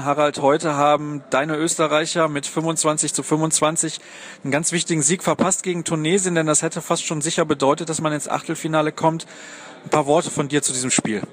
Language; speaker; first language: German; native; German